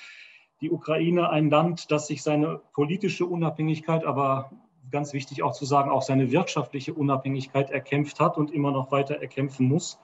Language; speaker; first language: German; native; German